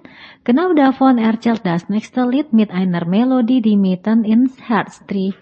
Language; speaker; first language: German; non-native, fluent; Indonesian